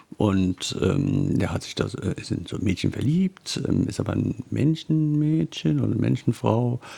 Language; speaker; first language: German; native; German